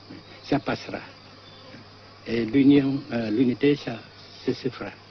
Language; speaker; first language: French; non-native, fluent; Vietnamese